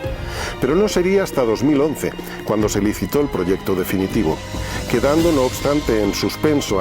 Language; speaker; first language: Spanish; native; Spanish